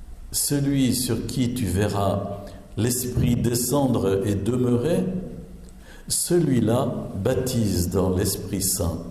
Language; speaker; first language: French; native; French